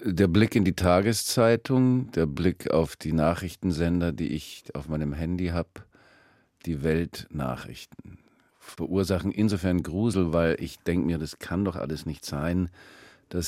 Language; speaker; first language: German; early bilingual, heritage; German